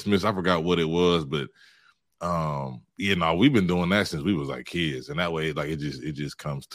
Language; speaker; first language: English; native; English